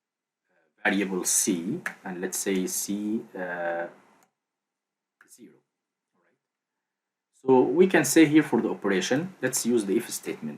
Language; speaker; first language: English; non-native, fluent; Arabic